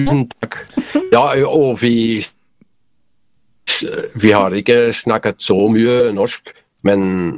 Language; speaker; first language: Norwegian; non-native, learner; Polish